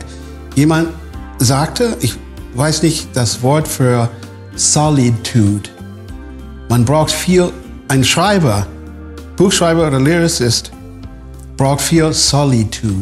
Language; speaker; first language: German; non-native, fluent; English